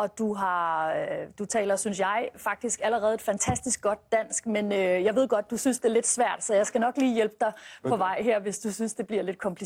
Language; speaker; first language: Danish; native; Danish